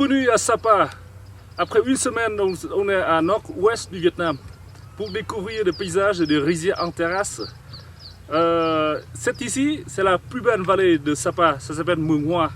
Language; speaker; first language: French; non-native, fluent; Vietnamese